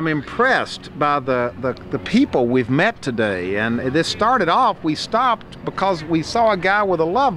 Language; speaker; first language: English; native; English